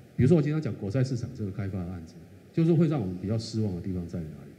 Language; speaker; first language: Chinese; native; Chinese